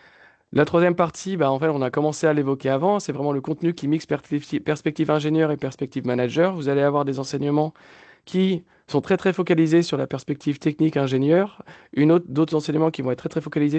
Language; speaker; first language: French; native; French